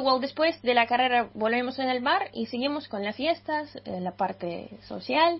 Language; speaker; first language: Spanish; non-native, fluent; Russian